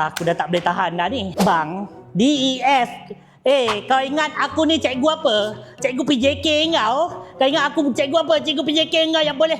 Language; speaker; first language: Malay; native; Malay